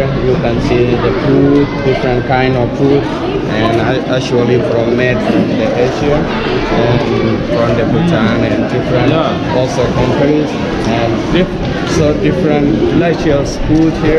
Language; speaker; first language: English; non-native, learner; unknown